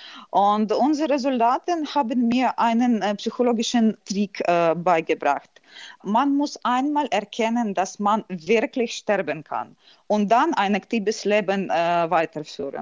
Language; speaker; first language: German; non-native, fluent; Ukrainian